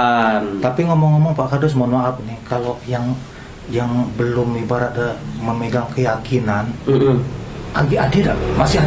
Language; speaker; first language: Malay; native; Malay